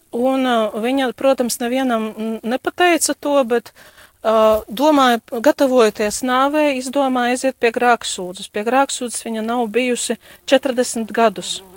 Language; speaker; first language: Latvian; non-native, local second language; Russian